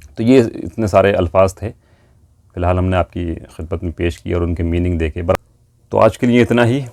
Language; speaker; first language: Urdu; native; Urdu